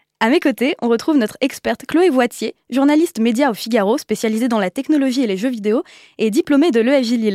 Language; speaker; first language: French; native; French